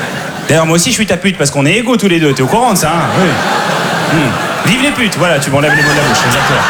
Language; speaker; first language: French; native; French